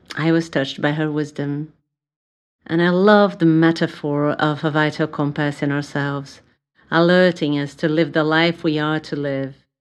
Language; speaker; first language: English; non-native, fluent; Portuguese